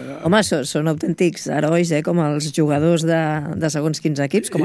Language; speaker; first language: Catalan; native; Catalan